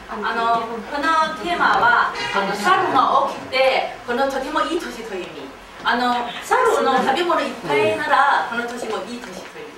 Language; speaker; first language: Japanese; non-native, fluent; Chinese